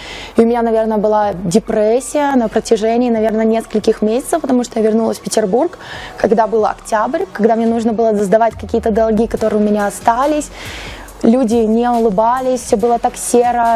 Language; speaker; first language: Russian; native; Russian